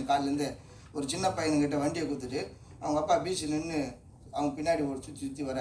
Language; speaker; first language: Tamil; native; Tamil